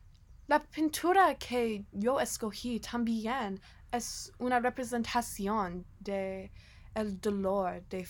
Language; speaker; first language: Spanish; non-native, learner; English